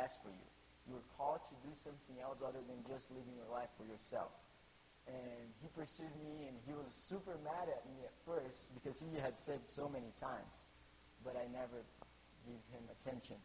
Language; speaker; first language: English; non-native, fluent; Portuguese